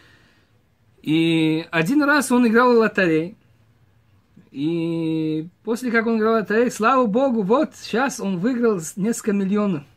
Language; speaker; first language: Russian; early bilingual, heritage; Hebrew